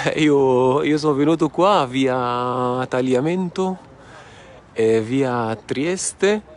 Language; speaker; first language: Italian; non-native, fluent; Arabic